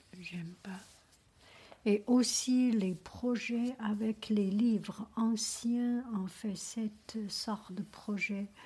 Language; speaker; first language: French; non-native, learner; Chinese